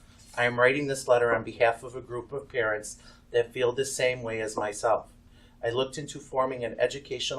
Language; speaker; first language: English; native; English